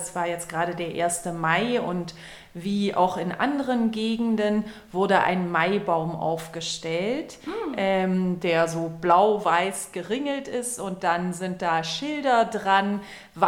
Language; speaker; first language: German; native; German